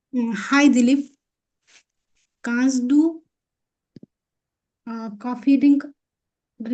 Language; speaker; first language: German; non-native, learner; Marathi